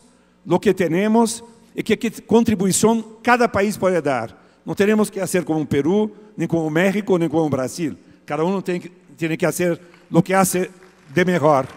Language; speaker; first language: Spanish; non-native, fluent; Portuguese